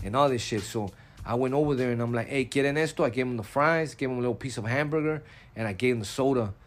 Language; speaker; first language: English; early bilingual, other home language; Spanish